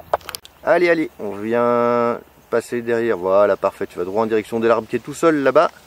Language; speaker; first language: French; native; French